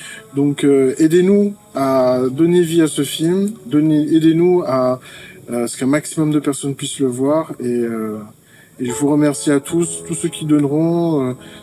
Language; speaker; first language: French; native; French